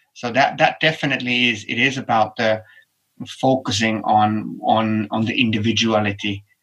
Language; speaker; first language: English; non-native, fluent; Finnish